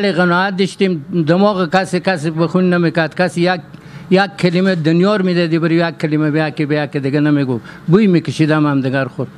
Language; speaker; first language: Persian; native; Persian